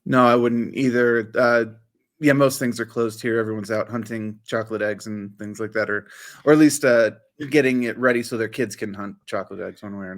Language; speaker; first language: English; native; English